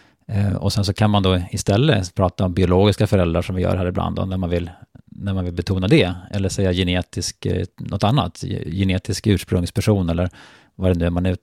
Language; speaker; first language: Swedish; native; Swedish